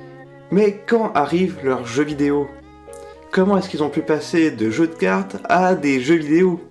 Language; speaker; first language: French; native; French